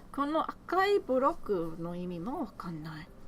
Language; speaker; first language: Japanese; non-native, learner; English